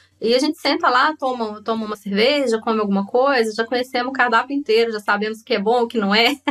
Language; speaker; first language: Portuguese; native; Portuguese